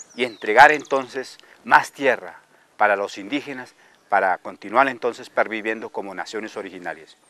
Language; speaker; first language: Spanish; non-native, local second language; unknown